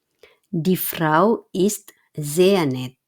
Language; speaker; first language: German; non-native, fluent; Indonesian